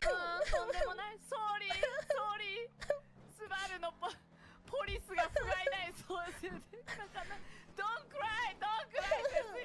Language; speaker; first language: Japanese; native; Japanese